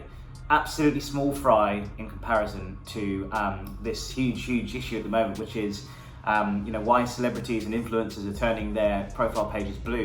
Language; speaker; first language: English; native; English